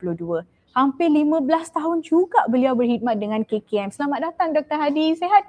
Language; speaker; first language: Malay; native; Malay